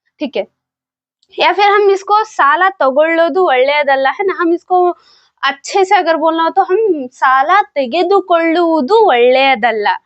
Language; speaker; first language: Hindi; non-native, local second language; Kannada